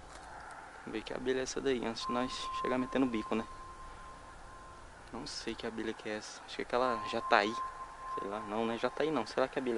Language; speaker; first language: Portuguese; native; Portuguese